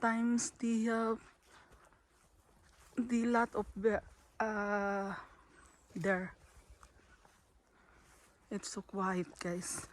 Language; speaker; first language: English; non-native, learner; Filipino